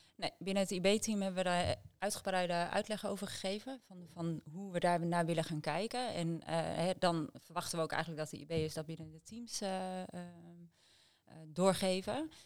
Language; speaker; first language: Dutch; native; Dutch